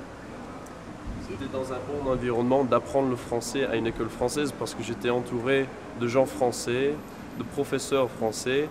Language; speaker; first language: French; non-native, fluent; English